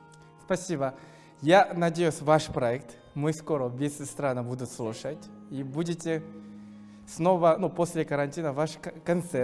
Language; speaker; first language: Russian; non-native, fluent; Korean